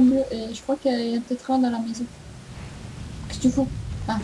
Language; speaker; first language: French; native; French